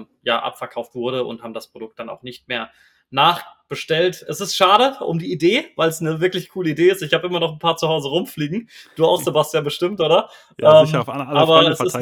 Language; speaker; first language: German; native; German